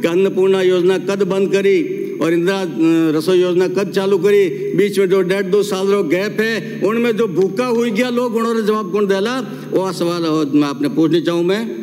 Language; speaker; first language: Hindi; native; Hindi